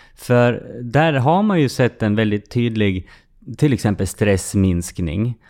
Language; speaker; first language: Swedish; native; Swedish